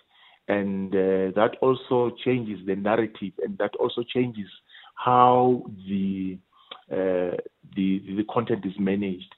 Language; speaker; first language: English; non-native, local second language; Swati